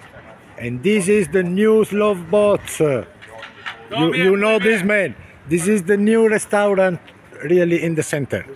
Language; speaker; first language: English; non-native, learner; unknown